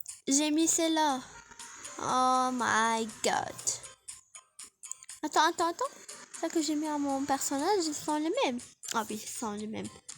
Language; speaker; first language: French; non-native, learner; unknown